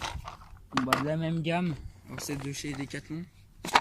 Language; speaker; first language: French; native; French